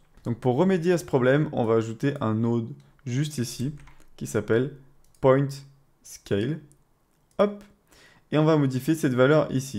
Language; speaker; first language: French; native; French